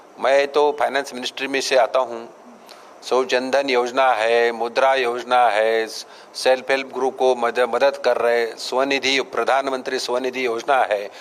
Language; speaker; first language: Hindi; non-native, local second language; Marathi